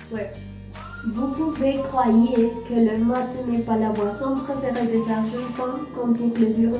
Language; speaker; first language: French; non-native, learner; Spanish